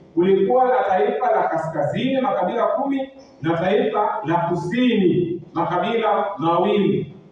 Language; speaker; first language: Swahili; non-native, local second language; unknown